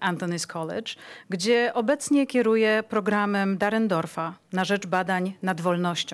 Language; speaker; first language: Polish; native; Polish